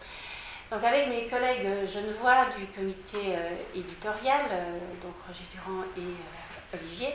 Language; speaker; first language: French; native; French